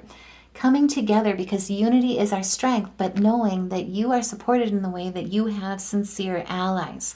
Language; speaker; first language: English; native; English